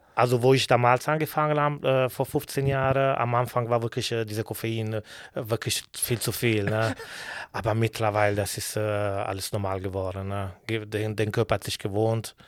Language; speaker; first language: German; non-native, learner; Italian